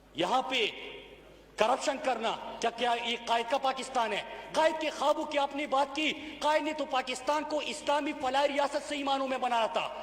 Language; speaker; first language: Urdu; non-native, local second language; Pashto